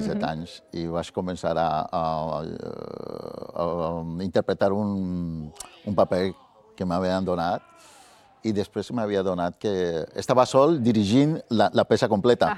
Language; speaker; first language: Catalan; non-native, fluent; Spanish